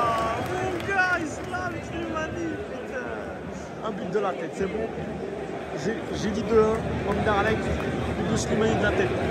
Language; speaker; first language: French; native; French